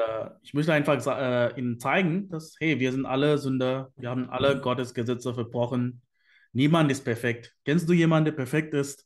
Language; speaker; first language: German; non-native, fluent; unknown